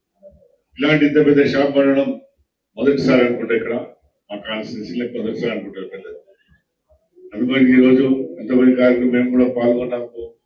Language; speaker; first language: Telugu; native; Telugu